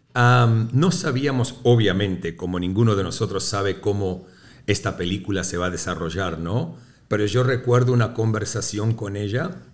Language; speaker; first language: Spanish; early bilingual, heritage; Spanish